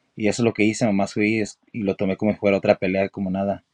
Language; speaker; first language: Spanish; early bilingual, heritage; Spanish